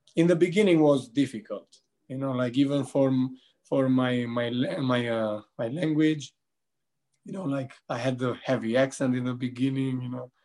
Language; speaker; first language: English; non-native, fluent; Albanian